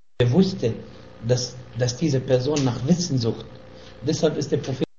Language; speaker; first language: German; non-native, fluent; Arabic